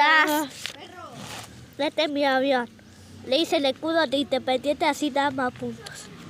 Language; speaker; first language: Spanish; native; Spanish